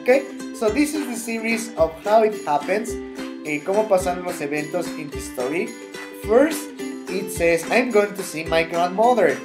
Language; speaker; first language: English; non-native, fluent; Spanish